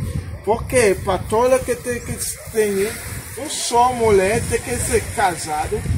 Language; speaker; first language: Portuguese; non-native, learner; Haitian Creole